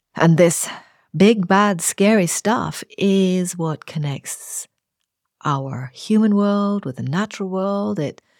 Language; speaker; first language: English; native; English